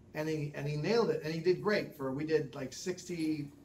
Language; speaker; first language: English; native; English